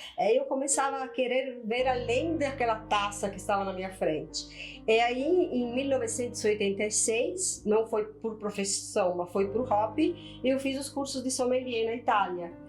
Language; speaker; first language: Portuguese; non-native, fluent; Italian